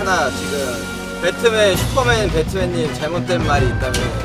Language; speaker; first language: Korean; native; Korean